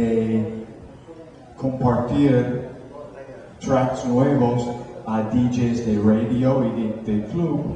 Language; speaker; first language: Spanish; non-native, fluent; English